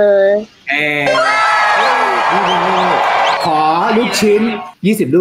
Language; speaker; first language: Thai; native; Thai